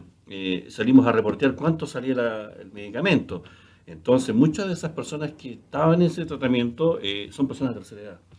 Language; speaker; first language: Spanish; native; Spanish